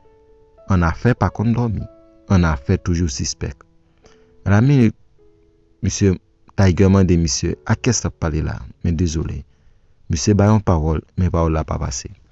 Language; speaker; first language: French; non-native, local second language; Haitian Creole